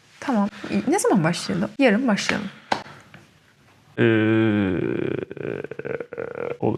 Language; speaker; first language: Turkish; native; Turkish